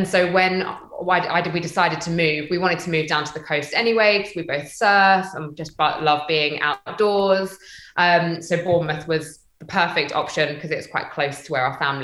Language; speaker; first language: English; native; English